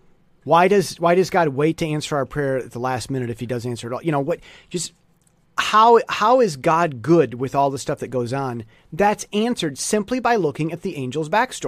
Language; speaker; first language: English; native; English